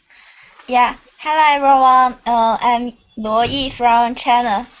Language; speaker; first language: English; non-native, learner; Chinese